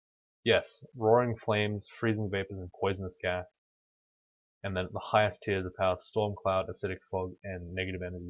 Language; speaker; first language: English; native; English